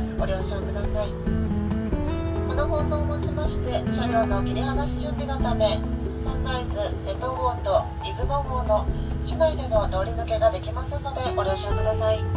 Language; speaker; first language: Japanese; native; Japanese